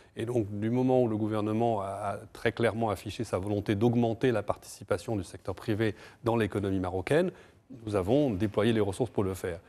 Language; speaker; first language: French; non-native, fluent; Portuguese